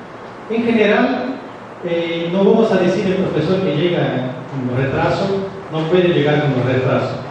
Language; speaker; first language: Spanish; non-native, fluent; Portuguese